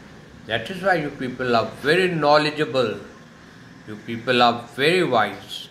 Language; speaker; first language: Hindi; native; Hindi